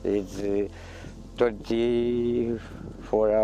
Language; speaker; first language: English; non-native, learner; Romanian